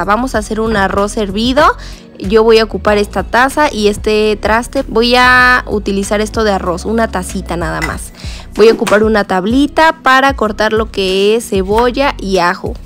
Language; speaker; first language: Spanish; native; Spanish